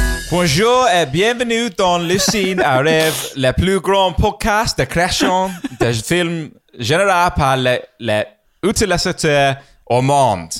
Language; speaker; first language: French; non-native, learner; English